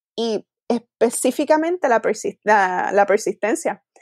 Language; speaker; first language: Spanish; native; Spanish